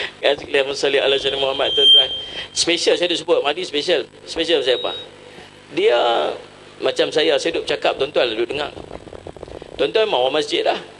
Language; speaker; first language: Malay; native; Malay